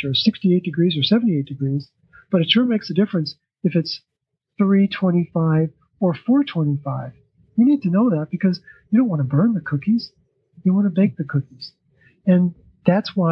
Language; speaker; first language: English; native; English